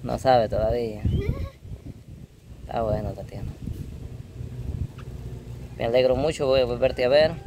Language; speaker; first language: Spanish; native; Spanish